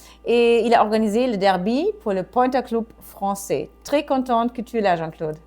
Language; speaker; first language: French; non-native, fluent; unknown